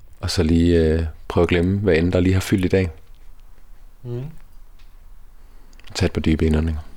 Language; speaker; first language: Danish; native; Danish